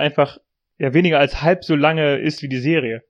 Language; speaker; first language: German; native; German